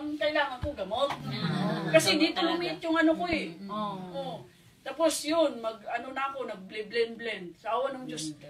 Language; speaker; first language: Filipino; non-native, local second language; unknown